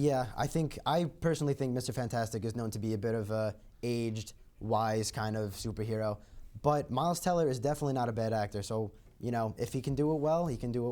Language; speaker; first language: English; native; English